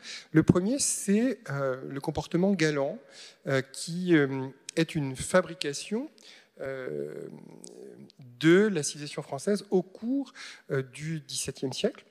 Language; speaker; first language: French; native; French